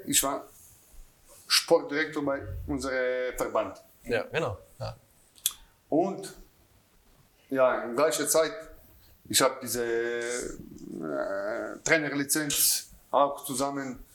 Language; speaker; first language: German; non-native, learner; Croatian